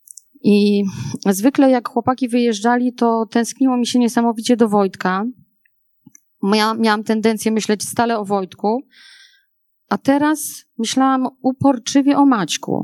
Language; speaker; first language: Polish; native; Polish